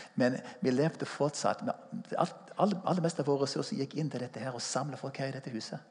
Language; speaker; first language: Norwegian; non-native, fluent; English